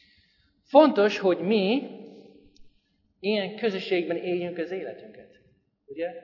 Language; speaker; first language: Hungarian; non-native, fluent; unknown